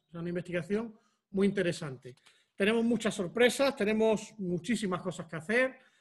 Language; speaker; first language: Spanish; native; Spanish